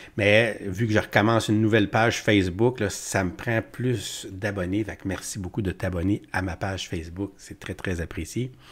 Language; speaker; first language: French; native; French